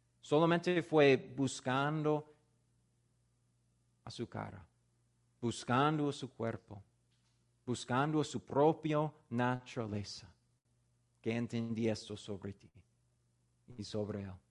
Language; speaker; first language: Spanish; non-native, fluent; English